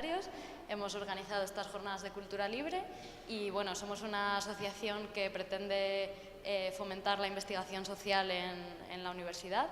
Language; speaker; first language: Spanish; native; Spanish